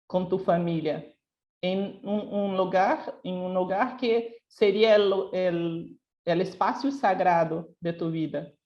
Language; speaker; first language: Spanish; non-native, local second language; Portuguese